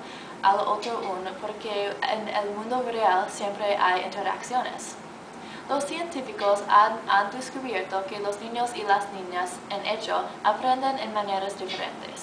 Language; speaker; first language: Spanish; non-native, learner; English